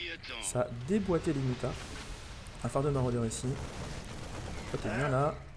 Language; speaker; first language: French; native; French